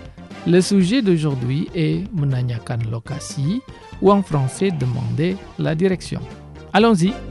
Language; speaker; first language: French; non-native, fluent; Indonesian